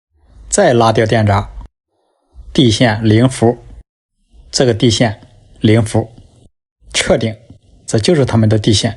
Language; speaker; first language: Chinese; native; Chinese